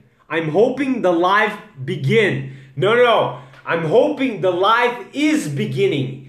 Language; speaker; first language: English; non-native, fluent; Portuguese